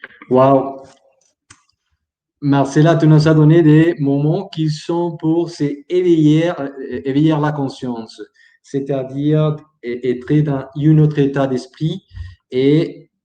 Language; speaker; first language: French; non-native, learner; Spanish